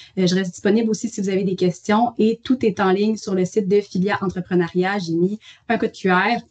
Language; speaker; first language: French; native; French